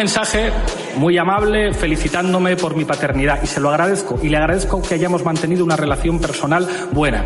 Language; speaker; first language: Spanish; native; Spanish